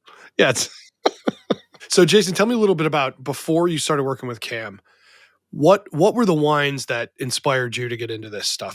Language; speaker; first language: English; native; English